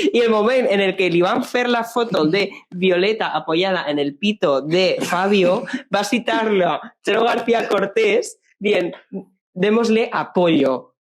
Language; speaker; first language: Spanish; non-native, local second language; Catalan